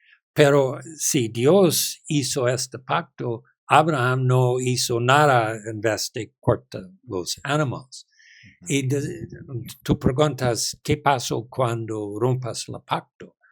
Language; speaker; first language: Spanish; non-native, learner; English